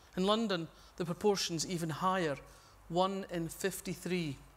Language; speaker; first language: English; native; English